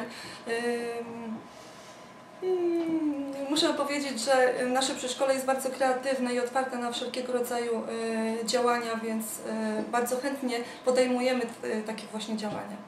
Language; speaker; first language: Polish; native; Polish